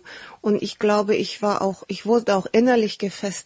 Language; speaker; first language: German; early bilingual, heritage; Korean